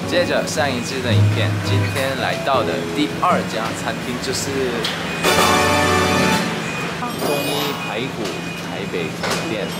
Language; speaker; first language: Chinese; non-native, fluent; Korean